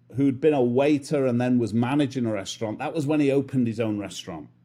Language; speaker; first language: English; native; English